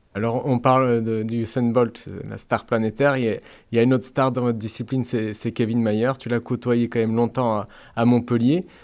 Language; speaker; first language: French; native; French